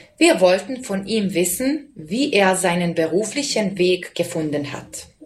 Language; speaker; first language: German; non-native, fluent; Serbian